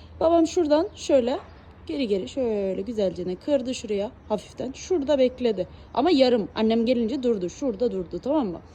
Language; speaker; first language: Turkish; early bilingual, heritage; Turkish